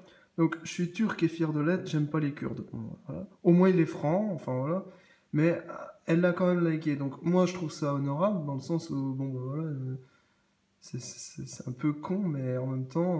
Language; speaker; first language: French; native; French